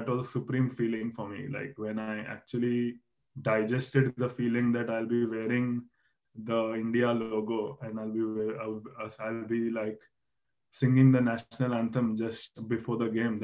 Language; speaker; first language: English; non-native, local second language; Marathi